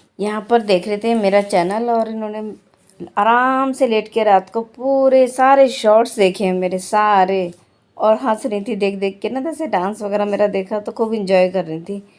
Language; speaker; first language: Hindi; native; Hindi